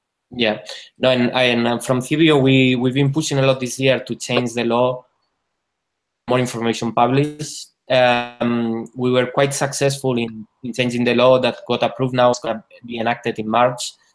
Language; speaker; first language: English; non-native, fluent; Spanish